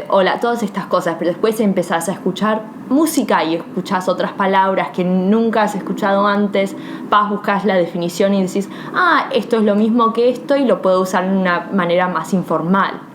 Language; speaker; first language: Spanish; early bilingual, heritage; Spanish